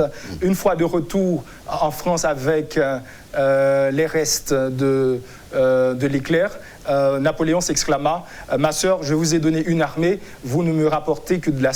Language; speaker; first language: French; non-native, local second language; Haitian Creole